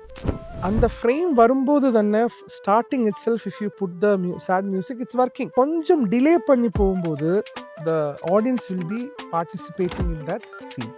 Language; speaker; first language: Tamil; non-native, learner; Malayalam